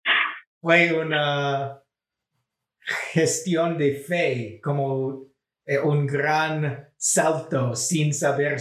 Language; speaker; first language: Spanish; non-native, fluent; English